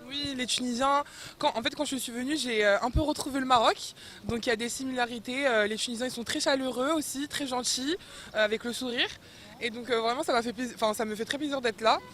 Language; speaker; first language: French; native; French